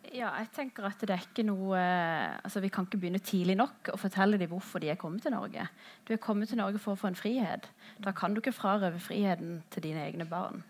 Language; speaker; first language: Norwegian; early bilingual, other home language; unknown